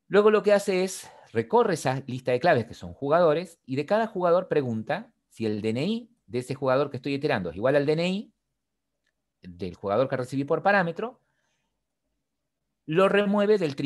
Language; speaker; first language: Spanish; native; Spanish